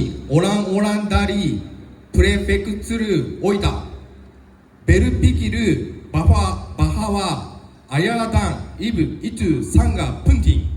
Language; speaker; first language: Indonesian; non-native, learner; Japanese